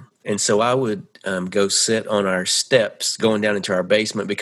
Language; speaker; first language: English; native; English